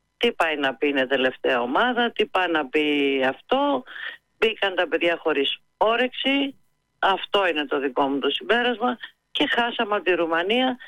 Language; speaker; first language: Greek; native; Greek